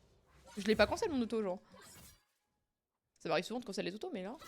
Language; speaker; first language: French; native; French